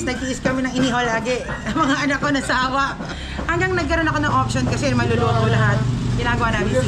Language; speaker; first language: Filipino; native; Filipino